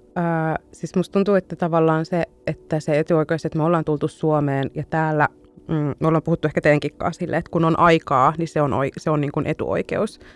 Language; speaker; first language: Finnish; early bilingual, other home language; Arabic